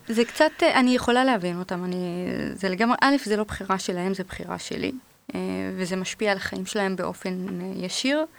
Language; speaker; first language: Hebrew; non-native, local second language; Arabic